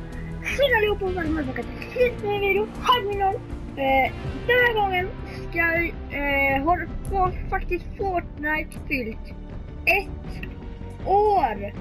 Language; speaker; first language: Swedish; native; Swedish